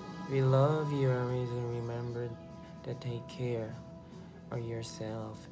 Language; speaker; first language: English; non-native, learner; Korean